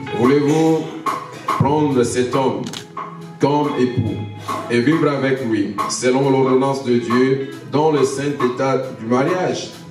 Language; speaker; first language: French; non-native, local second language; Lingala